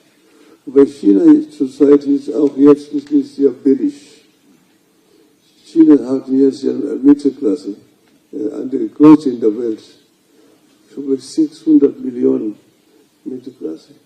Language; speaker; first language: German; non-native, fluent; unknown